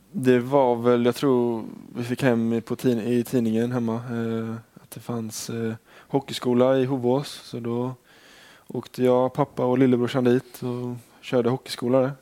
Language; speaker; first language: Swedish; native; Swedish